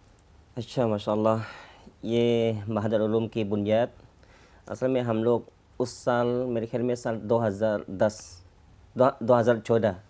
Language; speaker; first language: Hindi; non-native, fluent; Khmer